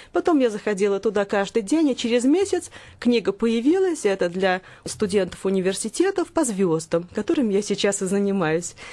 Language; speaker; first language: Russian; native; Russian